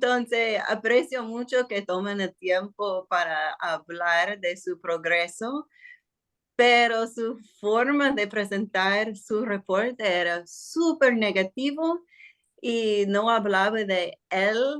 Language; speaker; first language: Spanish; non-native, fluent; English